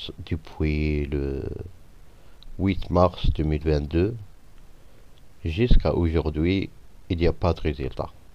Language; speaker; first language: French; non-native, fluent; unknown